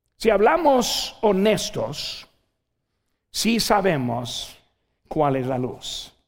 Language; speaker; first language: Spanish; non-native, fluent; English